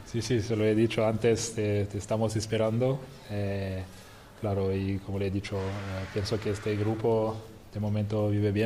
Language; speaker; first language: Spanish; non-native, fluent; French